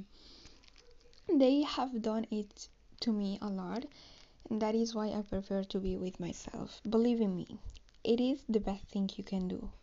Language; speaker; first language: English; non-native, learner; Spanish